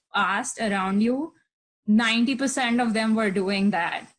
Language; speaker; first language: English; non-native, local second language; Hindi